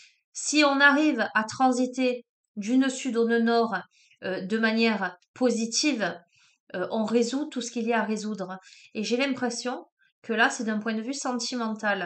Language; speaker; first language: French; native; French